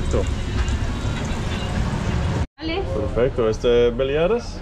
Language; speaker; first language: Spanish; non-native, learner; English